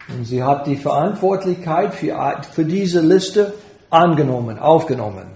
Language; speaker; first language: German; non-native, fluent; English